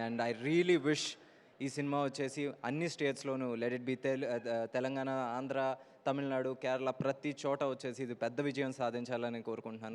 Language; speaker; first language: Telugu; native; Telugu